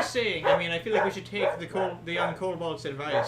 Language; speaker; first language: English; native; English